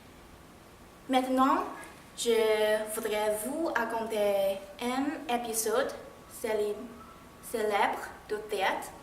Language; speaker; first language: French; non-native, learner; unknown